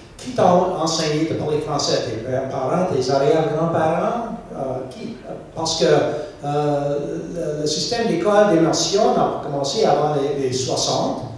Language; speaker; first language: French; non-native, local second language; English